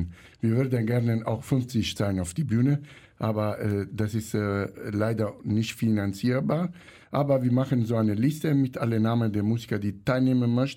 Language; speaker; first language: German; non-native, fluent; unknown